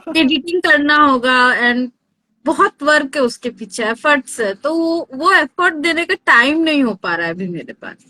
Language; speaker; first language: Hindi; native; Hindi